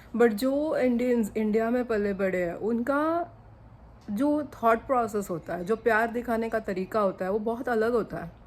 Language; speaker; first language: Hindi; non-native, local second language; Bangla